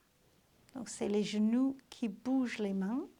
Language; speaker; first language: French; native; French